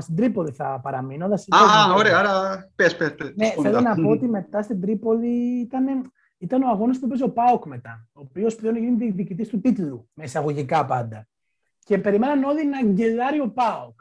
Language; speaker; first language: Greek; native; Greek